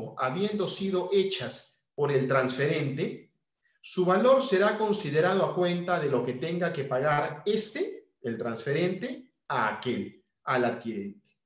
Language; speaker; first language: Spanish; native; Spanish